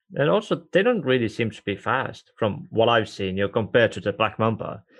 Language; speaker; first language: English; non-native, fluent; Estonian